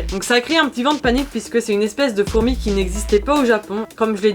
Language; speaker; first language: French; native; French